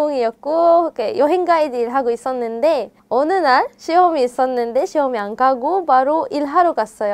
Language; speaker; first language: Korean; non-native, fluent; Arabic